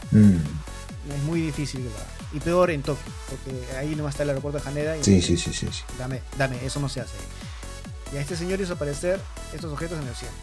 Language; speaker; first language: Spanish; native; Spanish